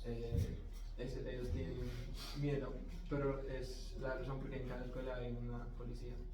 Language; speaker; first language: Spanish; non-native, learner; English